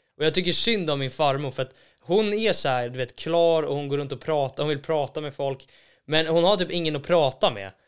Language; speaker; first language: Swedish; native; Swedish